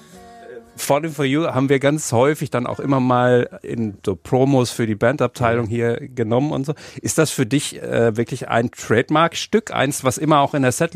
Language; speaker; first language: German; native; German